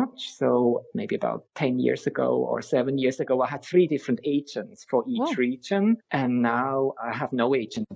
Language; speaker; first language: English; non-native, fluent; Swiss German